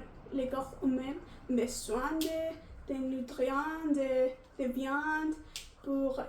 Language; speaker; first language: French; non-native, learner; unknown